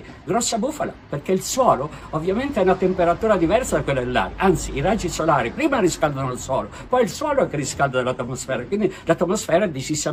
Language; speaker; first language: Italian; native; Italian